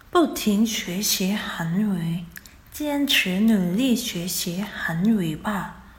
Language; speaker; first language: Chinese; non-native, fluent; Korean